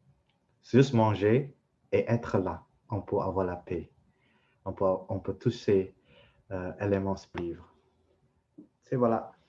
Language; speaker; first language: French; non-native, fluent; Vietnamese